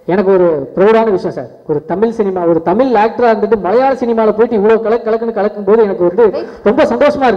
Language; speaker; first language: Tamil; native; Tamil